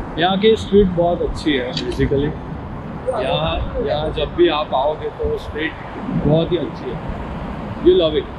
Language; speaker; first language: Hindi; non-native, local second language; Gujarati